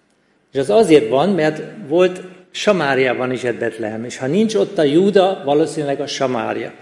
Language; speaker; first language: Hungarian; non-native, fluent; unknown